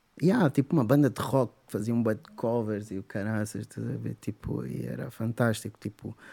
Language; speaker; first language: Portuguese; native; Portuguese